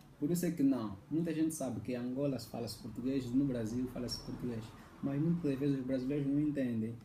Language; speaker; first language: Portuguese; native; Portuguese